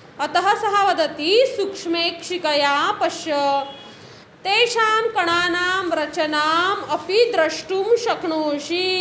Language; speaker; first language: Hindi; non-native, local second language; Marathi